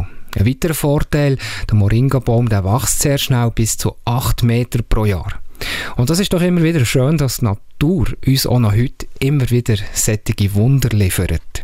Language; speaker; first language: German; native; German